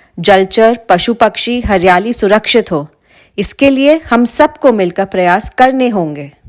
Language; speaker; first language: Hindi; native; Hindi